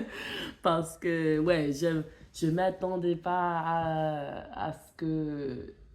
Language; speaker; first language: French; non-native, fluent; English